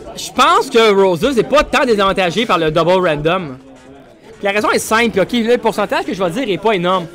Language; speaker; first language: French; native; French